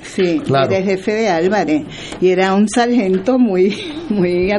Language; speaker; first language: Spanish; native; Spanish